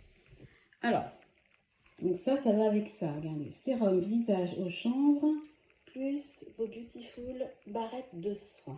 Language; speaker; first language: French; native; French